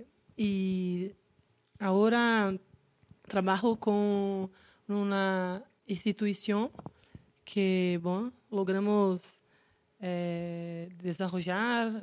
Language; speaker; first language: Spanish; non-native, learner; Portuguese